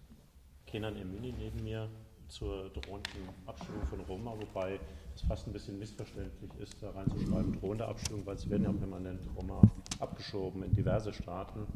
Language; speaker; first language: German; native; German